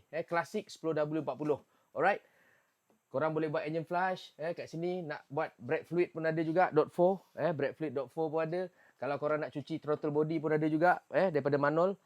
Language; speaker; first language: Malay; native; Malay